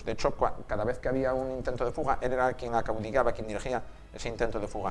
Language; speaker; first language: Spanish; native; Spanish